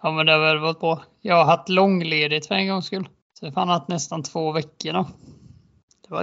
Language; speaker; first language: Swedish; native; Swedish